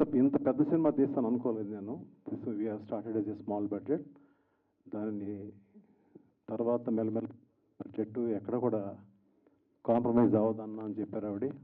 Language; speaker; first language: Telugu; native; Telugu